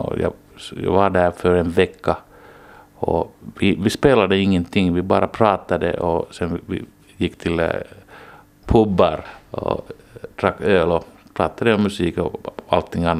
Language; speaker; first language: Swedish; non-native, local second language; Finnish